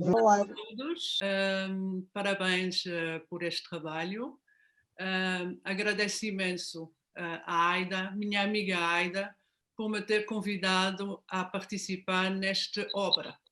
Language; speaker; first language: Portuguese; non-native, fluent; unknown